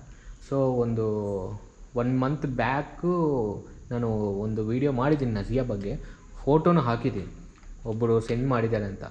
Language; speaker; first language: Kannada; non-native, local second language; Telugu